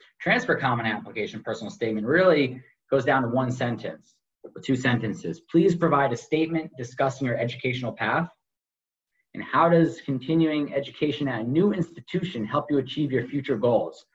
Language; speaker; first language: English; native; English